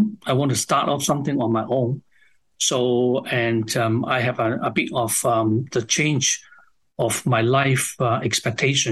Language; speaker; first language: English; non-native, local second language; Cantonese